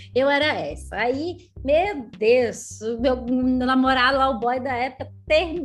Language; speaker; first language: Portuguese; native; Portuguese